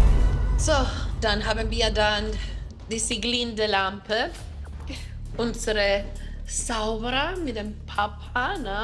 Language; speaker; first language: German; non-native, fluent; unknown